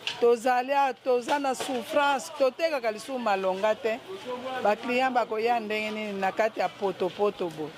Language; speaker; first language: Lingala; native; Lingala